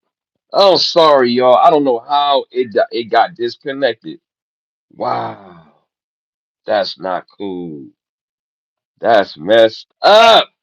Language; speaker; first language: English; native; English